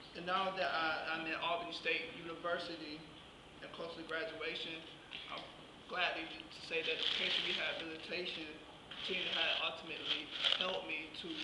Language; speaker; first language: English; native; English